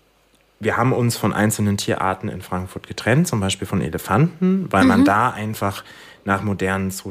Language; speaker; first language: German; native; German